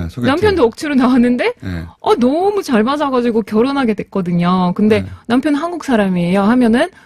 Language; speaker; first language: Korean; non-native, fluent; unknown